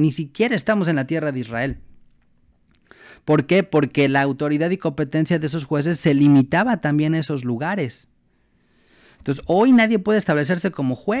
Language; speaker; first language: Spanish; native; Spanish